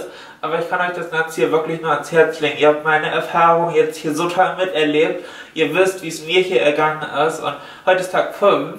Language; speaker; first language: German; native; German